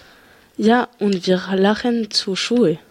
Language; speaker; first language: German; non-native, learner; French